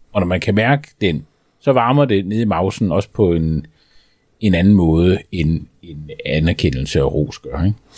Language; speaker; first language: Danish; native; Danish